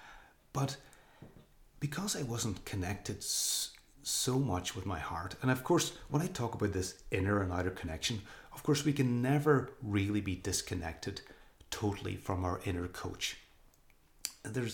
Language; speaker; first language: English; native; English